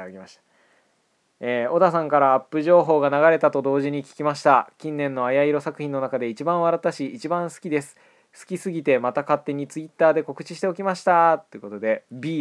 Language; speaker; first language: Japanese; native; Japanese